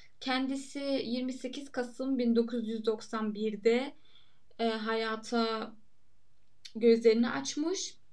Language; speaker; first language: Turkish; early bilingual, heritage; Turkish